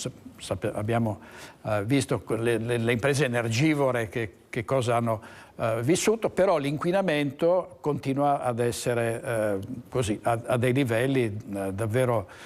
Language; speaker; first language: Italian; native; Italian